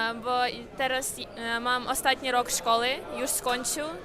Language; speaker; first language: Polish; non-native, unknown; Ukrainian